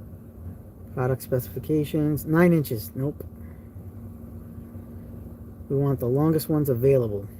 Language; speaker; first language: English; native; English